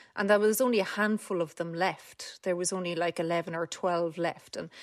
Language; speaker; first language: English; native; English